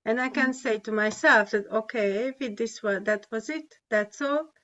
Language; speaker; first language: English; non-native, fluent; Hungarian